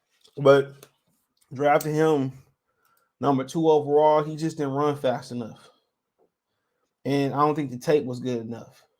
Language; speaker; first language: English; native; English